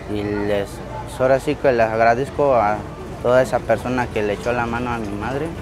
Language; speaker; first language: Spanish; early bilingual, other home language; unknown